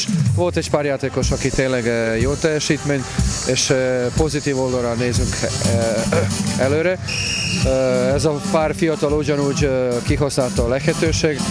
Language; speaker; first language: Hungarian; non-native, fluent; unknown